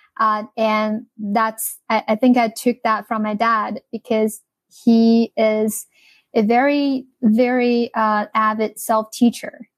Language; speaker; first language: English; non-native, fluent; Chinese